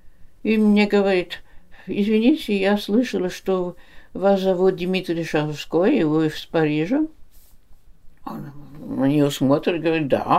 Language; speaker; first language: Russian; early bilingual, heritage; Russian